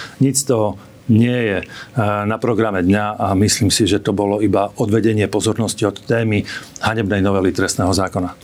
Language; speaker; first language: Slovak; native; Slovak